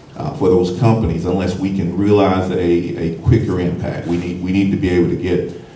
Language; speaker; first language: English; native; English